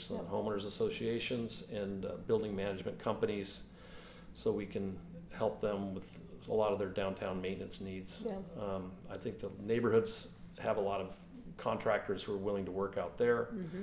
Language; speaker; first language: English; native; English